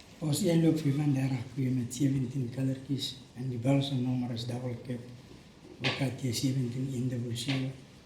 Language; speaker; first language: Afrikaans; non-native, local second language; Tswana